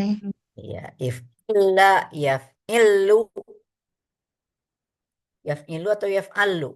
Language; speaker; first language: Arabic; non-native, fluent; Indonesian